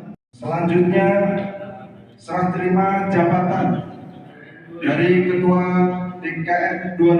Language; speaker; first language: Indonesian; native; Indonesian